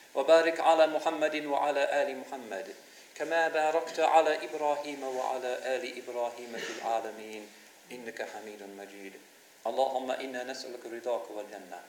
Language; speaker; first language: Arabic; non-native, fluent; English